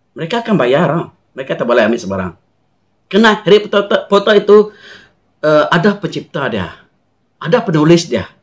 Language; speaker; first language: Malay; non-native, local second language; Iban